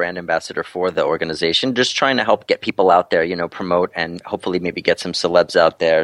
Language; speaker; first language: English; native; English